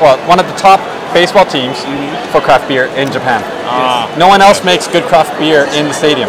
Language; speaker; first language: English; native; English